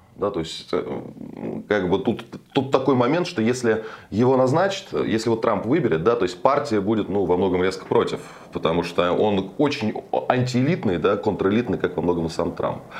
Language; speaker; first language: Russian; native; Russian